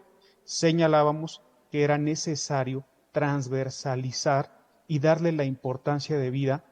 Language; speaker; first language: Spanish; native; Spanish